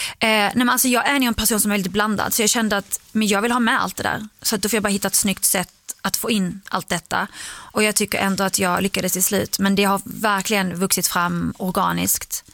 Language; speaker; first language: Swedish; early bilingual, other home language; Arabic